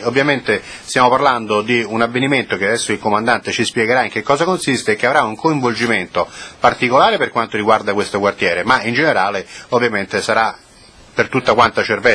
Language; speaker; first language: Italian; native; Italian